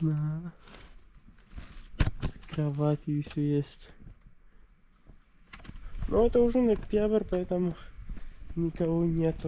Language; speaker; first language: Russian; non-native, learner; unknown